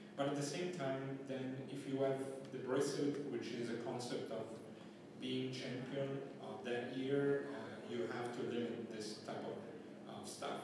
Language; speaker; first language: English; non-native, fluent; Italian